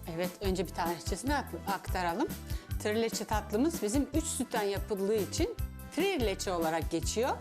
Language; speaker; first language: Turkish; early bilingual, other home language; Serbian